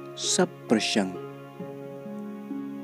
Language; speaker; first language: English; non-native, local second language; Khasi